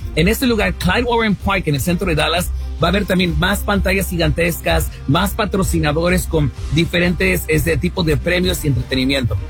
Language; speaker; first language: Spanish; early bilingual, heritage; Spanish